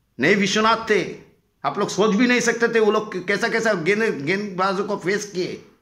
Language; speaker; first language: Hindi; non-native, local second language; Bangla